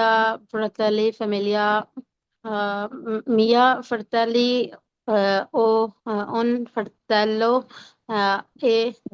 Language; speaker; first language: Italian; non-native, learner; Urdu